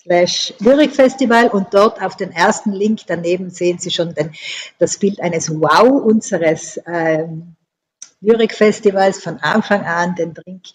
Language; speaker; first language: German; native; German